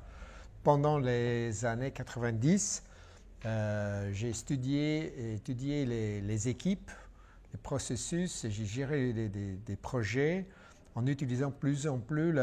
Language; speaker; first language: French; non-native, fluent; English